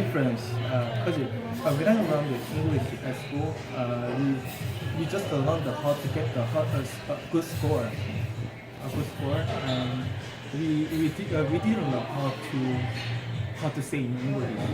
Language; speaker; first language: English; non-native, learner; Korean